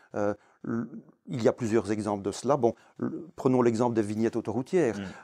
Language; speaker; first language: French; native; French